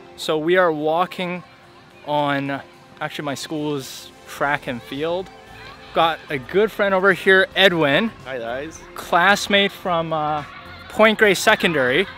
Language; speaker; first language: English; native; English